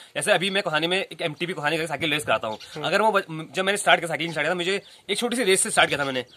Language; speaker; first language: Hindi; native; Hindi